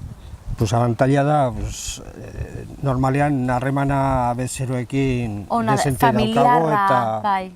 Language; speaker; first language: Basque; non-native, local second language; Spanish